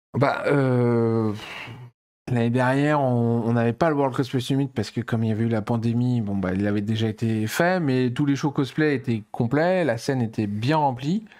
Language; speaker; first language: French; native; French